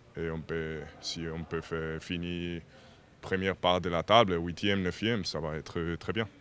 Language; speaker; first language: French; non-native, learner; Spanish